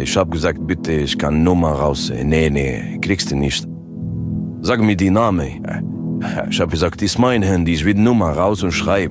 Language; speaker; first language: German; non-native, learner; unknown